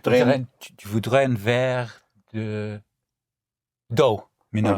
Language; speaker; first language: French; non-native, learner; English